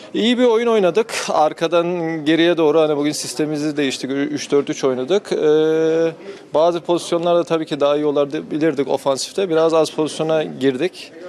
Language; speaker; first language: Turkish; early bilingual, heritage; Turkish